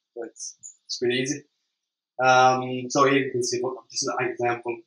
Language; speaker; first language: English; non-native, fluent; Italian